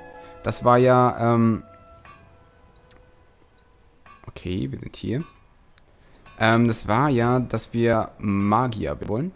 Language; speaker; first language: German; native; German